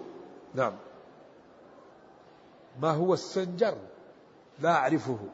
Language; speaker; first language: Arabic; native; Arabic